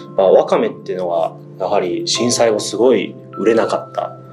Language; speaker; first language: Japanese; native; Japanese